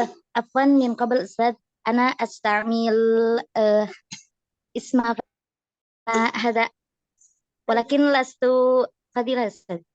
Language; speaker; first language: Arabic; non-native, learner; Sundanese